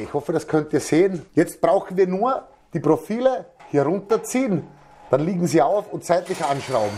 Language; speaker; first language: German; native; German